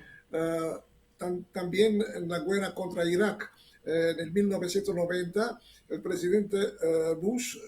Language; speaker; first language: Spanish; non-native, fluent; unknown